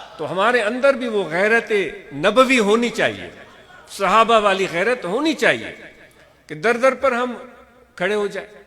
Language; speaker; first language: Urdu; non-native, local second language; Sindhi